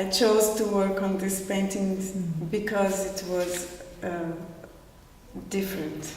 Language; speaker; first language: English; non-native, fluent; Portuguese